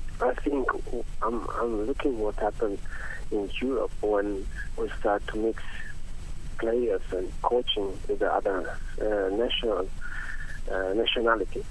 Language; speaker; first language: English; non-native, learner; Italian